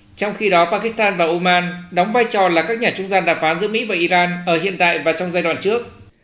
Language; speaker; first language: Vietnamese; native; Vietnamese